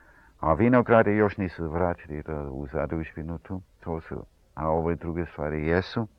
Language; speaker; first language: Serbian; early bilingual, heritage; Serbian